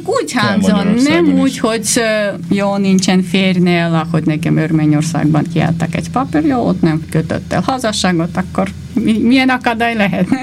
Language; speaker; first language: Hungarian; non-native, fluent; Armenian